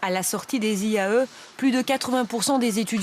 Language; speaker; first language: French; native; French